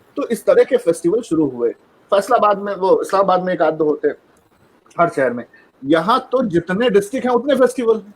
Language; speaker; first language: Hindi; native; Hindi